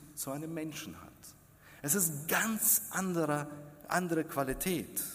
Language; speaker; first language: German; non-native, fluent; Russian